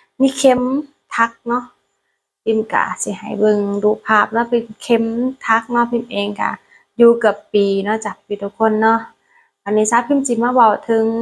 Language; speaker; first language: Thai; non-native, learner; Lao